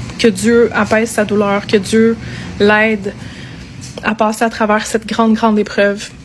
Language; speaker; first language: French; native; French